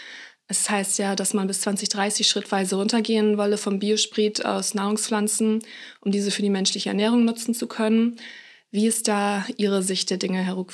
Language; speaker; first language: German; native; German